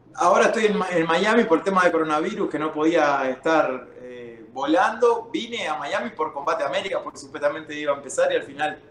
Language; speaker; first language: Spanish; native; Spanish